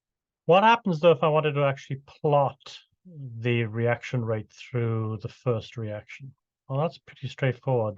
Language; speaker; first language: English; native; English